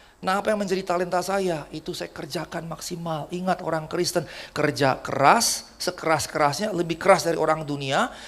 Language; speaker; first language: Indonesian; native; Indonesian